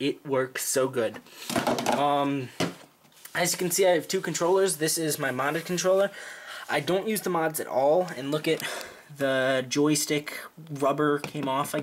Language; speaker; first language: English; native; English